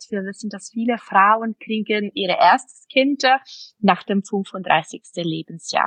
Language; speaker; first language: German; non-native, fluent; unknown